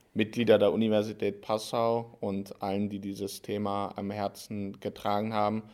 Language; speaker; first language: German; non-native, fluent; Hungarian